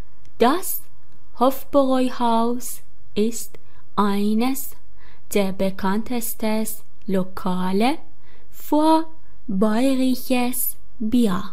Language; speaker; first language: German; non-native, fluent; Persian